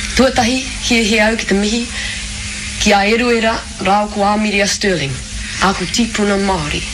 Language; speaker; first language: Māori; non-native, local second language; English